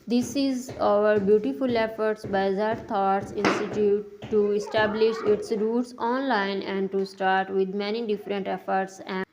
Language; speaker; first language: English; non-native, local second language; Urdu